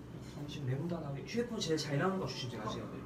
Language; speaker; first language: Korean; native; Korean